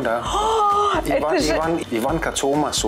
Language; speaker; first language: Russian; non-native, learner; Danish